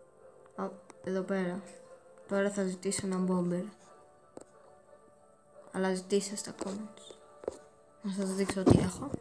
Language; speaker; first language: Greek; early bilingual, heritage; Greek